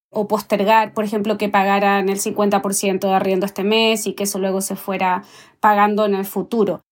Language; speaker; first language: Spanish; native; Spanish